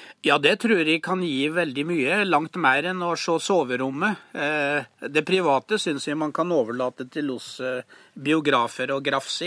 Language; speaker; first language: Norwegian; native; Norwegian